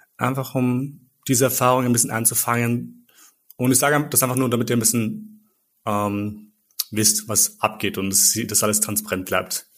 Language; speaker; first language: German; early bilingual, other home language; Albanian